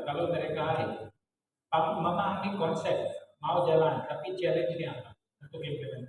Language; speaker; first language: Indonesian; non-native, fluent; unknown